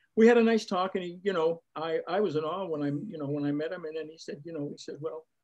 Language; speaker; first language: English; native; English